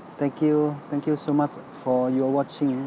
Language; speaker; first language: English; non-native, learner; Thai